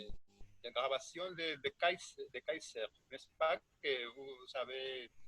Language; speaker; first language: French; non-native, learner; Spanish